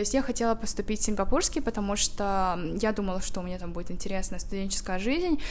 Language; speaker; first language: Russian; native; Russian